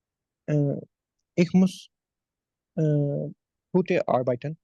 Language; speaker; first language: German; non-native, learner; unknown